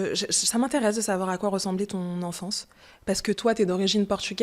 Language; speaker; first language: French; early bilingual, other home language; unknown